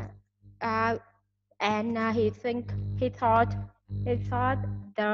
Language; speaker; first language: English; non-native, learner; Vietnamese